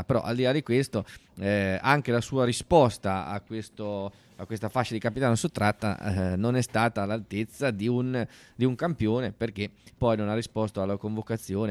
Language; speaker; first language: Italian; native; Italian